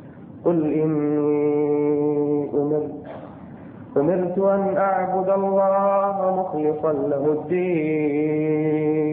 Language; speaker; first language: Arabic; native; Arabic